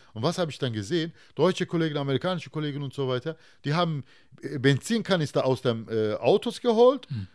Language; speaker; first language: German; non-native, fluent; Turkish